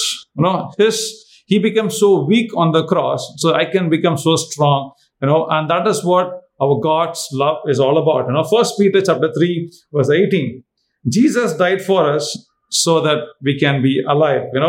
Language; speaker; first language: English; non-native, local second language; Tamil